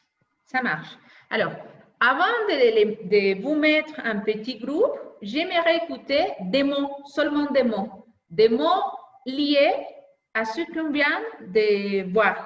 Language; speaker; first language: French; non-native, fluent; Spanish